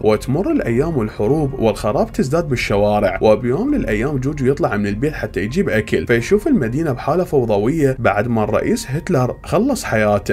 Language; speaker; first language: Arabic; native; Arabic